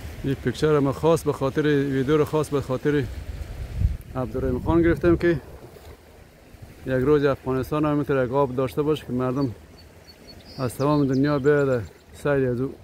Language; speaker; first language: Persian; native; Persian